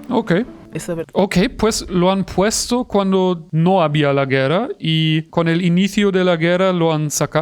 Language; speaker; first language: Spanish; non-native, fluent; German